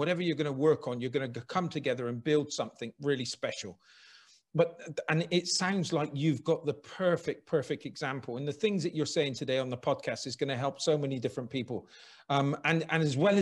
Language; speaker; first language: English; native; English